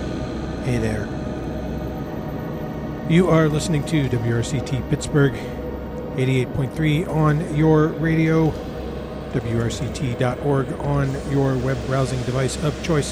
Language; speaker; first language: English; native; English